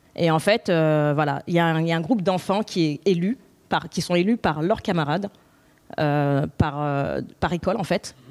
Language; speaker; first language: French; native; French